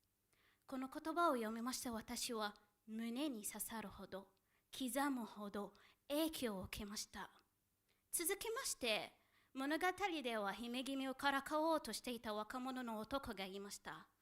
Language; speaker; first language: Japanese; non-native, fluent; Arabic